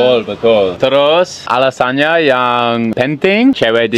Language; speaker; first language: Indonesian; non-native, fluent; English